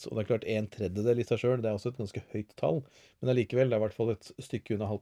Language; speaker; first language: Norwegian; native; Norwegian